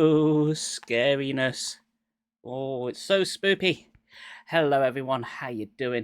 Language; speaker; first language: English; native; English